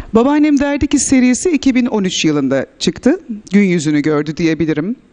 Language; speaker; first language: Turkish; native; Turkish